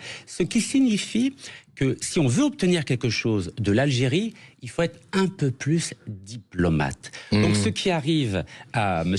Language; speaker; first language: French; native; French